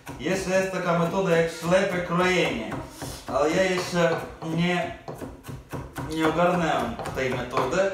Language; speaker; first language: Polish; non-native, fluent; Ukrainian